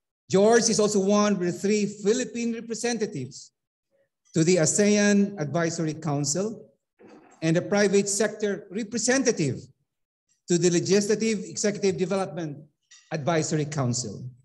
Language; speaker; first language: English; non-native, local second language; Filipino